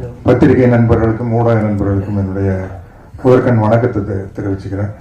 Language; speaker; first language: Tamil; native; Tamil